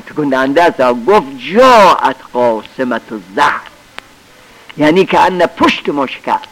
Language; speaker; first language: Persian; native; Persian